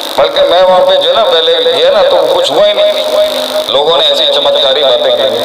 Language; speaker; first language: Urdu; non-native, local second language; Punjabi